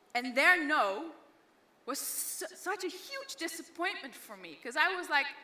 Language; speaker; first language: English; non-native, fluent; Dutch